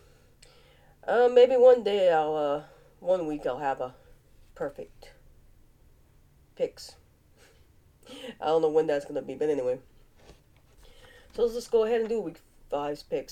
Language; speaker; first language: English; native; English